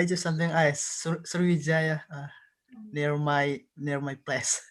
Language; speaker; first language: English; non-native, learner; Indonesian